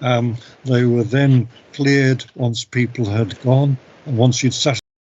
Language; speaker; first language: English; native; English